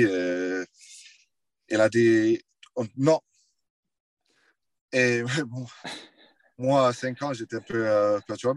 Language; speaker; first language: French; non-native, fluent; English